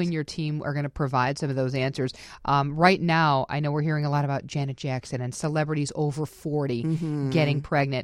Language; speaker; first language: English; native; English